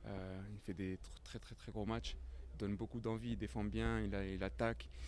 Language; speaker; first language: French; native; French